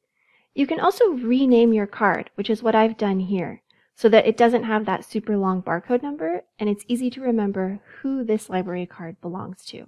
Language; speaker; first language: English; native; English